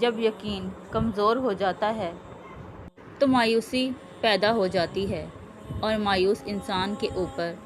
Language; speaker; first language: Urdu; native; Urdu